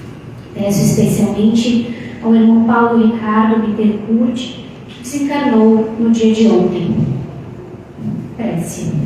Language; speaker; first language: Portuguese; native; Portuguese